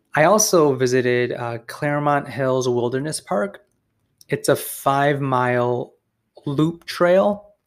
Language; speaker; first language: English; native; English